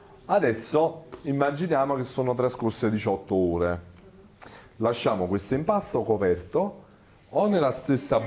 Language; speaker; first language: Italian; native; Italian